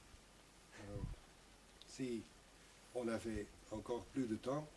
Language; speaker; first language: French; non-native, local second language; Dutch